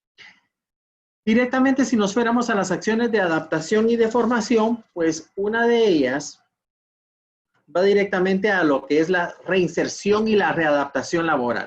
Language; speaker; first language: Spanish; native; Spanish